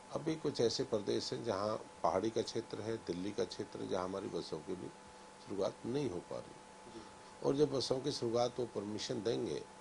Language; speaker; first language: Hindi; native; Hindi